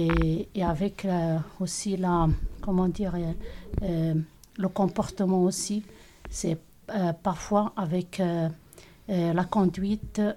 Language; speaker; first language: French; non-native, local second language; Arabic